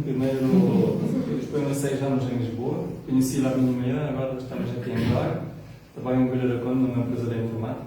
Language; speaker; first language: Portuguese; non-native, fluent; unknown